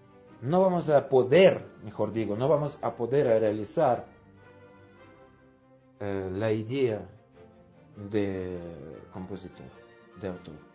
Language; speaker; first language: Spanish; non-native, fluent; Russian